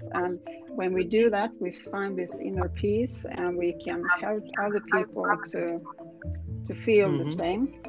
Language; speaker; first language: English; non-native, fluent; Swedish